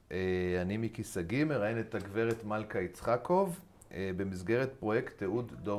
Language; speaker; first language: Hebrew; native; Hebrew